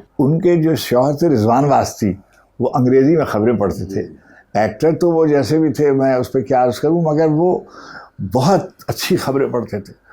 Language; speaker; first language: Urdu; native; Urdu